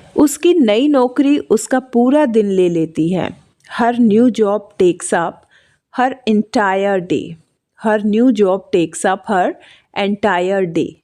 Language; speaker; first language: Hindi; native; Hindi